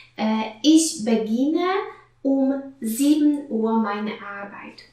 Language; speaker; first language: German; non-native, fluent; Polish